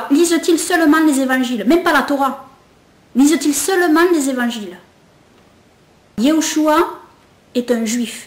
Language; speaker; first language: French; native; French